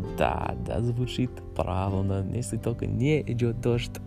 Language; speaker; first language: Russian; non-native, learner; English